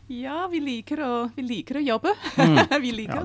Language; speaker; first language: Norwegian; non-native, fluent; English